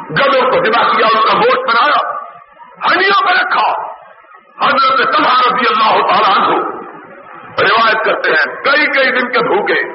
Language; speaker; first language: Urdu; non-native, local second language; Punjabi